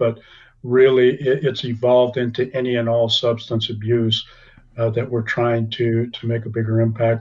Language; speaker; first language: English; native; English